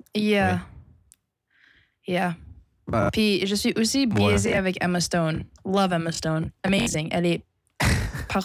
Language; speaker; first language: French; non-native, local second language; English